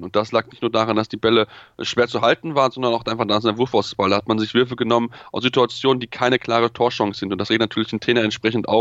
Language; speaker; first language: German; native; German